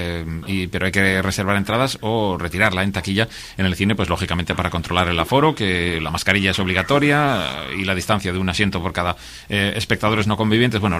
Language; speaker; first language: Spanish; native; Spanish